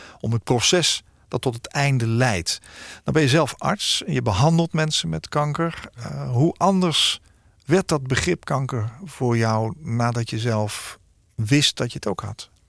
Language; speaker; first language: Dutch; native; Dutch